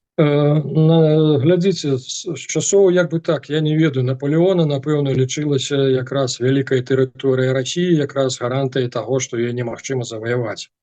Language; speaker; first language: Belarusian; non-native, local second language; Russian